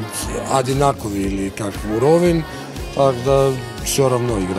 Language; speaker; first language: Russian; non-native, fluent; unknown